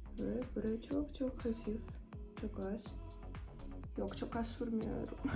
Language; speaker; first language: Turkish; non-native, fluent; Russian